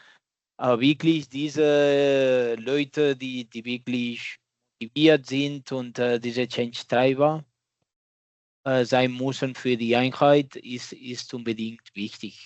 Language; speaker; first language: German; non-native, fluent; Catalan